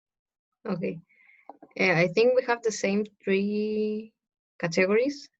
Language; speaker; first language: English; non-native, learner; Spanish